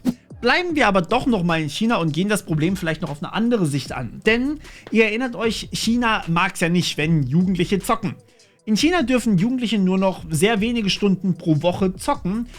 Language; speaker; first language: German; native; German